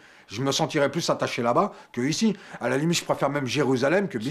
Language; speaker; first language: French; early bilingual, other home language; Arabic